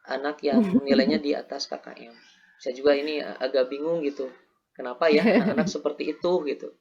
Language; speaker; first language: Indonesian; native; Indonesian